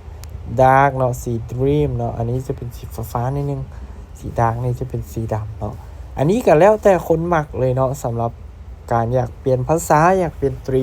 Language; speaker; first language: Thai; non-native, local second language; Lao